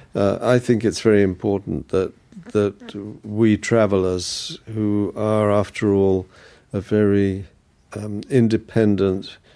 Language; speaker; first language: English; early bilingual, other home language; German